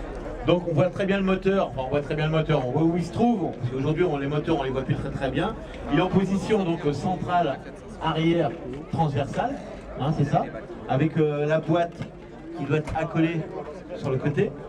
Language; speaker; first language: French; native; French